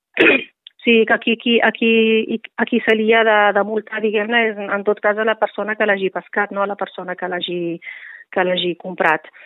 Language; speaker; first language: Catalan; non-native, fluent; Riffian